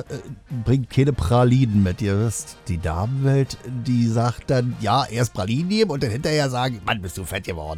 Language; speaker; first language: German; native; German